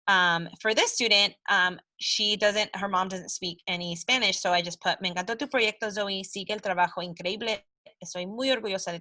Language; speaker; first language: Spanish; non-native, fluent; English